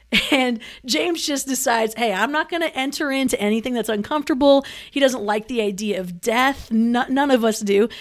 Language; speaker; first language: English; native; English